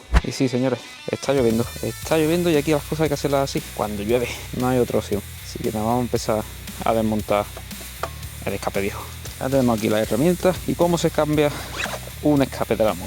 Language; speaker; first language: Spanish; native; Spanish